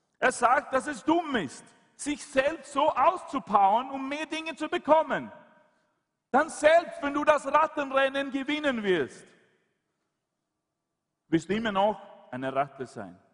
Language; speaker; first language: German; non-native, fluent; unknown